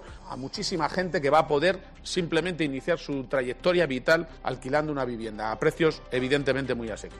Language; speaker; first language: Spanish; native; Spanish